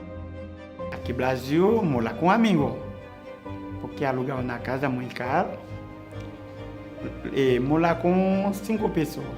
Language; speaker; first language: Portuguese; non-native, learner; Haitian Creole